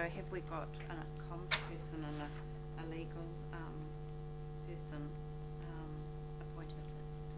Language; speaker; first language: English; native; English